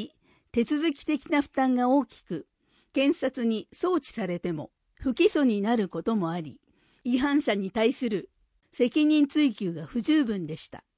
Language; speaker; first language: Japanese; native; Japanese